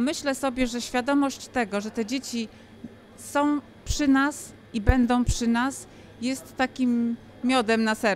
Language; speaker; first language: Polish; native; Polish